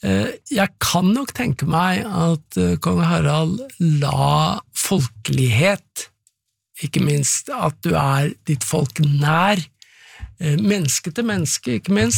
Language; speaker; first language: Norwegian; native; Norwegian